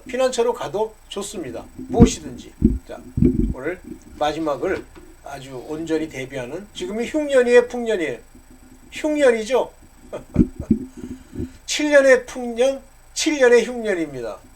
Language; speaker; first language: Korean; native; Korean